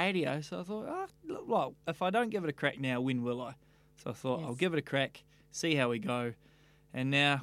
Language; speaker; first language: English; native; English